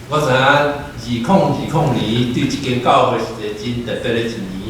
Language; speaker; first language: Chinese; native; Chinese